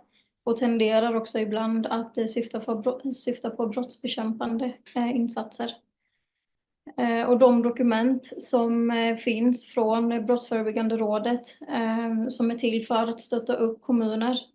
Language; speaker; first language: Swedish; native; Swedish